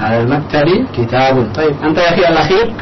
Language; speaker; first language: Arabic; non-native, fluent; Indonesian